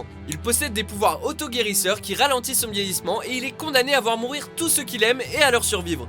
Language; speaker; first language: French; native; French